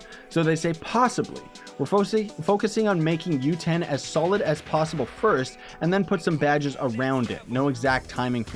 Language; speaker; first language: English; native; English